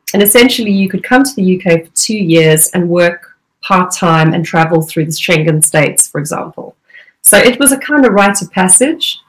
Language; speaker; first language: English; native; English